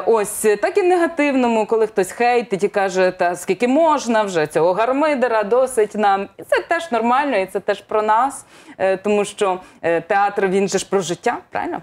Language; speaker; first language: Ukrainian; native; Ukrainian